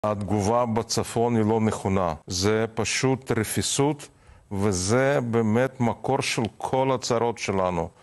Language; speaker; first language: Hebrew; non-native, fluent; Russian